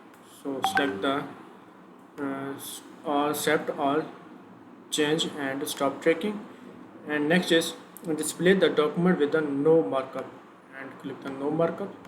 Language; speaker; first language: English; non-native, learner; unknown